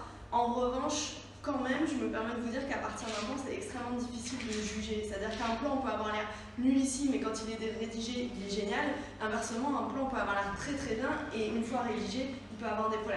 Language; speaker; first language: French; native; French